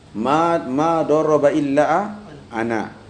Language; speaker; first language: Arabic; non-native, fluent; Indonesian